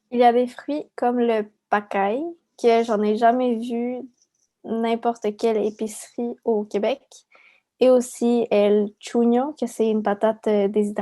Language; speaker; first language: French; early bilingual, other home language; Spanish